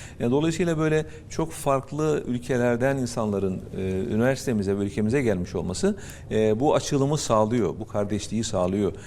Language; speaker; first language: Turkish; native; Turkish